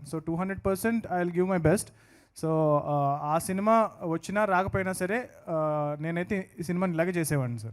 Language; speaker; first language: Telugu; native; Telugu